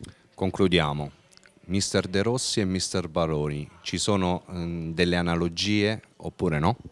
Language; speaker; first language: Italian; native; Italian